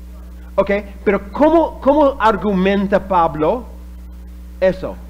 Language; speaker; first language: Spanish; non-native, fluent; English